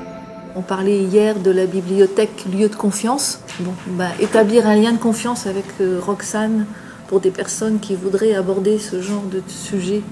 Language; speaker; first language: French; native; French